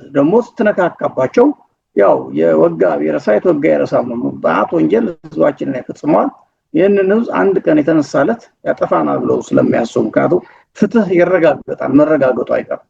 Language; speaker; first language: Amharic; non-native, local second language; Tigrinya